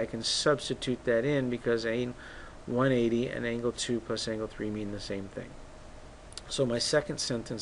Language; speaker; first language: English; native; English